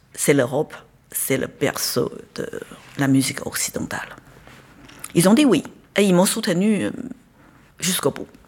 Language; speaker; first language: French; non-native, fluent; Chinese